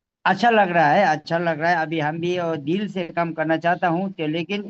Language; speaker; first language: Hindi; non-native, learner; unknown